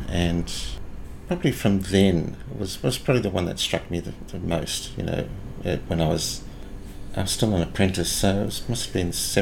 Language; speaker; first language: English; native; English